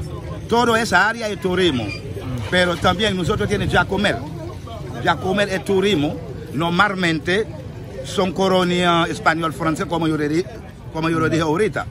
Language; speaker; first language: Spanish; non-native, fluent; Haitian Creole